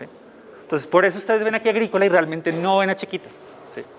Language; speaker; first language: Spanish; native; Spanish